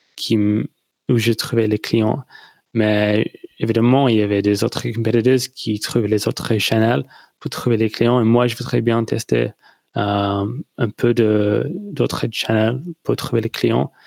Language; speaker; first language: French; non-native, fluent; English